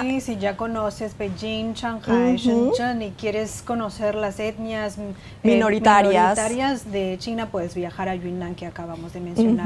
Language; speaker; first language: Spanish; non-native, fluent; Chinese